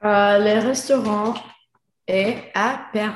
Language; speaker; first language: French; non-native, learner; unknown